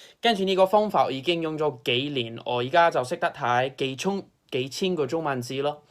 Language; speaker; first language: Cantonese; non-native, fluent; English